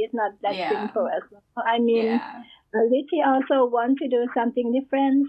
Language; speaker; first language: English; non-native, fluent; Thai